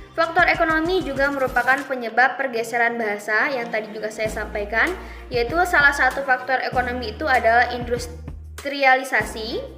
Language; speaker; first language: Indonesian; non-native, local second language; Malay